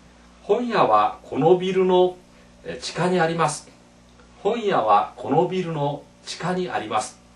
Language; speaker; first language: Japanese; non-native, fluent; Korean